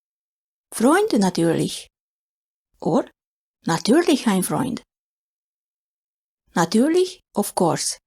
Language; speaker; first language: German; non-native, fluent; Hungarian